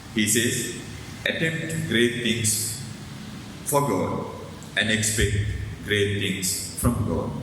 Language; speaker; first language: English; non-native, local second language; Sinhala